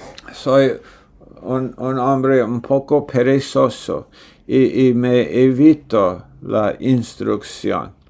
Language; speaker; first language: Spanish; non-native, fluent; English